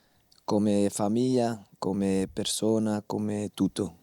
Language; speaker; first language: Italian; non-native, fluent; Dutch